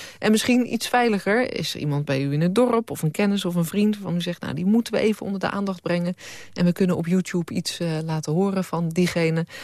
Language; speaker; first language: Dutch; native; Dutch